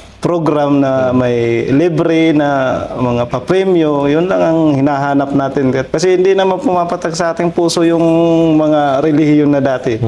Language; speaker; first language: Filipino; non-native, local second language; Waray